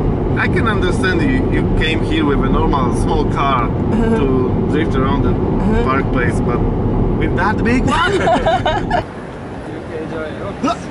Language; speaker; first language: English; non-native, learner; Polish